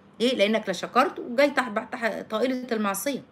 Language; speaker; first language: Arabic; native; Arabic